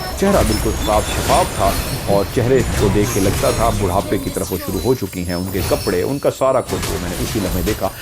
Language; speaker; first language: Urdu; non-native, local second language; Punjabi